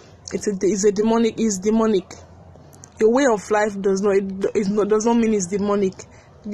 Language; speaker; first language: English; non-native, local second language; Krio